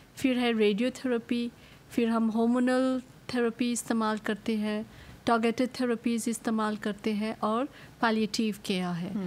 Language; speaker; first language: Hindi; non-native, local second language; Morisyen